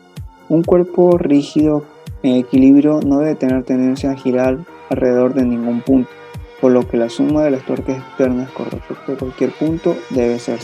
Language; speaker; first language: Spanish; native; Spanish